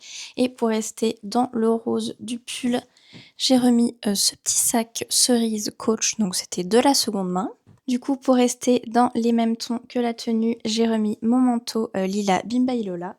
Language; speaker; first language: French; native; French